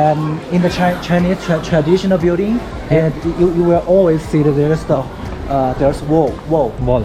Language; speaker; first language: English; non-native, learner; Chinese